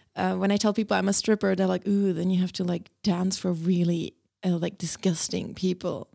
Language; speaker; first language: English; non-native, fluent; German